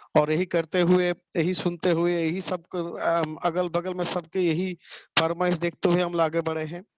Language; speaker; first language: Hindi; non-native, local second language; Bangla